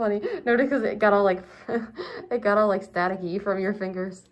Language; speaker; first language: English; native; English